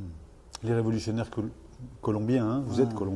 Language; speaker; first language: French; native; French